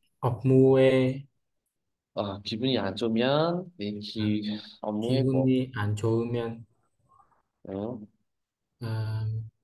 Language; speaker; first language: Korean; non-native, learner; Vietnamese